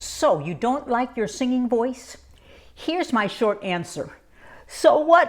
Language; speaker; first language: English; native; English